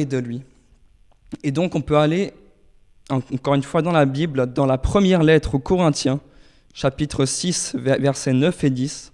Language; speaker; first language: French; native; French